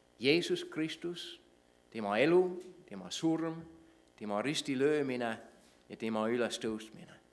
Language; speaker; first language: Estonian; non-native, fluent; English